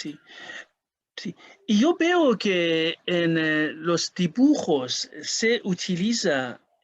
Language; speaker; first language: Spanish; non-native, learner; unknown